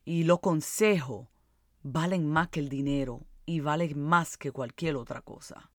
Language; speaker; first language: Spanish; early bilingual, heritage; Spanish